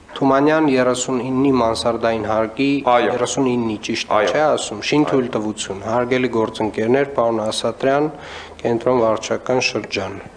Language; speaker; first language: Armenian; native; Armenian